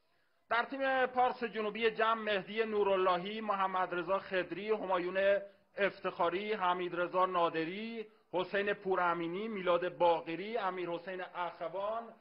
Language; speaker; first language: Persian; native; Persian